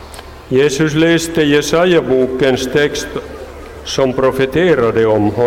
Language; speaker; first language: Swedish; non-native, local second language; Finnish